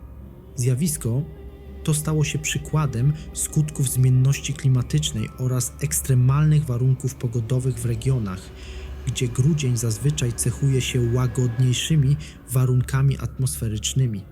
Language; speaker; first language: Polish; native; Polish